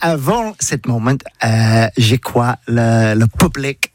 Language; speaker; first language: French; non-native, learner; English